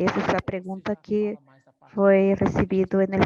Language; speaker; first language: Spanish; non-native, learner; Portuguese